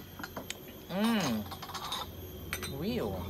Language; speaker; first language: English; non-native, local second language; Filipino